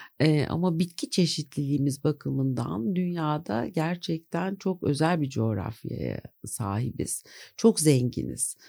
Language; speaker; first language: Turkish; native; Turkish